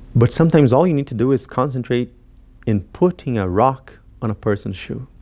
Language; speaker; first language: English; non-native, fluent; Portuguese